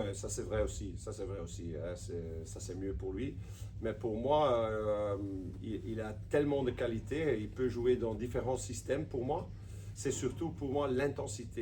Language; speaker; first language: French; non-native, local second language; Dutch